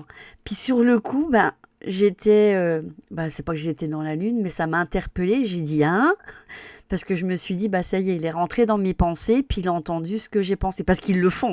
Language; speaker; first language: French; native; French